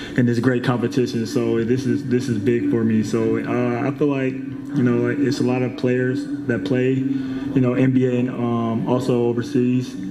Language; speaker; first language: English; native; English